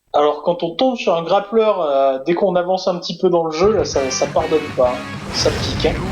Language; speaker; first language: French; native; French